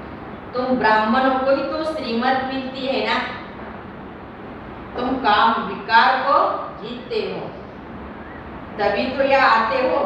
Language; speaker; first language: Hindi; non-native, local second language; Marathi